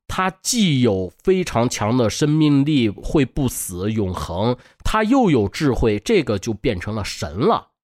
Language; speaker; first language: Chinese; native; Chinese